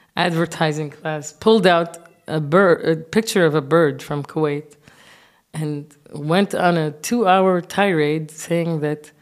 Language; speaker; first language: English; non-native, fluent; Arabic